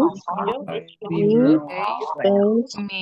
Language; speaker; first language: English; non-native, learner; Indonesian